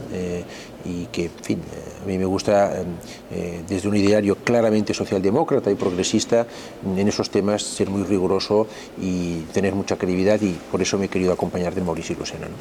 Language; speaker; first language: Spanish; non-native, local second language; Catalan